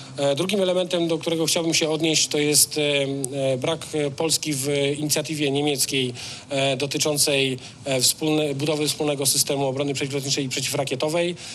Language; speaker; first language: Polish; native; Polish